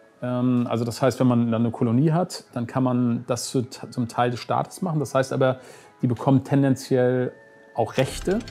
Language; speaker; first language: German; native; German